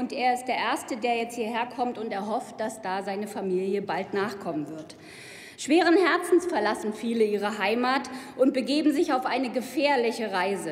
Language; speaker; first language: German; native; German